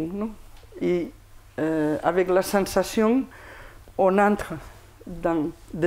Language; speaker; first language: French; non-native, fluent; Spanish